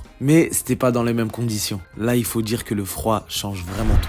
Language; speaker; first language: French; native; French